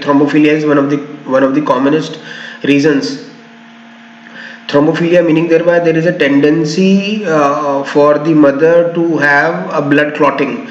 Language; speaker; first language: English; non-native, local second language; Hindi